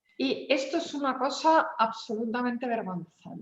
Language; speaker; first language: Spanish; native; Spanish